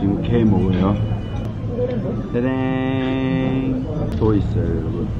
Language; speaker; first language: Korean; non-native, learner; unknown